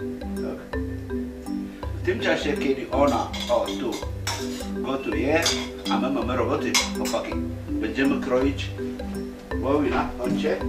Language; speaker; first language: Polish; non-native, fluent; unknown